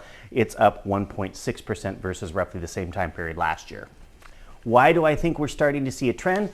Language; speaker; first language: English; native; English